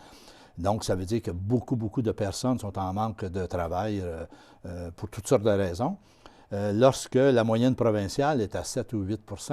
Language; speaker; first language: French; native; French